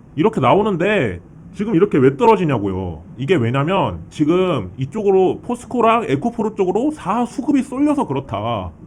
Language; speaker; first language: Korean; early bilingual, heritage; Korean